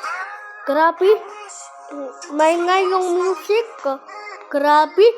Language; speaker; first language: Filipino; non-native, learner; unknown